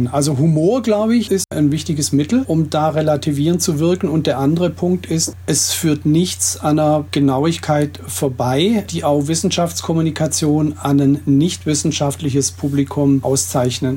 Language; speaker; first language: German; native; German